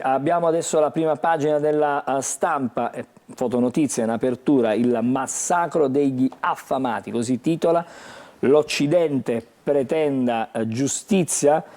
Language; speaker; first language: Italian; native; Italian